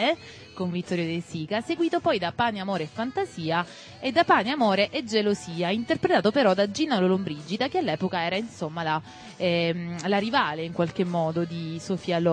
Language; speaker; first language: Italian; native; Italian